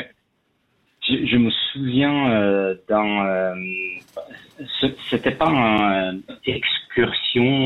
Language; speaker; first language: French; non-native, fluent; Persian